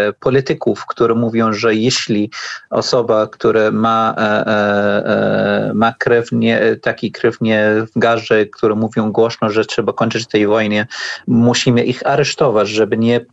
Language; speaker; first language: Polish; non-native, learner; Arabic